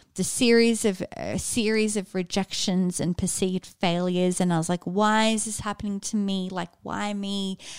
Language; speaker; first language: English; native; English